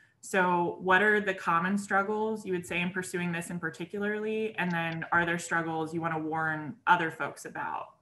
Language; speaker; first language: English; native; English